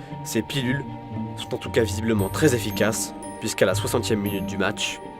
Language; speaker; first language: French; native; French